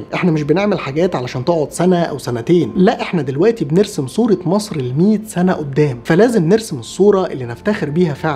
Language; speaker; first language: Arabic; native; Arabic